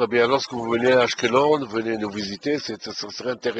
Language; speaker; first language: French; non-native, fluent; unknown